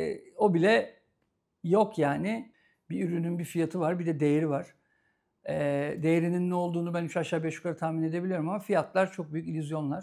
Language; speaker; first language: Turkish; native; Turkish